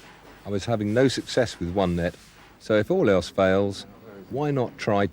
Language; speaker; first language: English; native; English